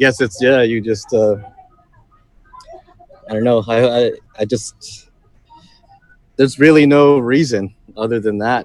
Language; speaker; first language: English; native; English